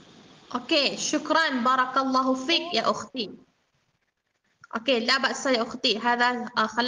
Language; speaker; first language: Arabic; non-native, fluent; Malay